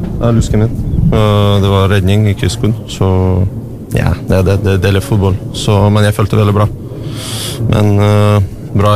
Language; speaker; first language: Norwegian; non-native, learner; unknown